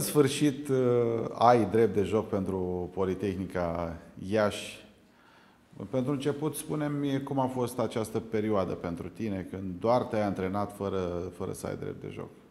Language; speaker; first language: Romanian; native; Romanian